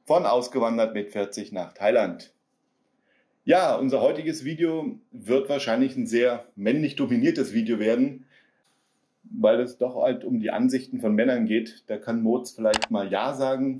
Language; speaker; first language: German; native; German